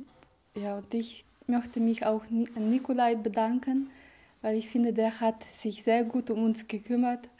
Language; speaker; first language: German; non-native, fluent; Russian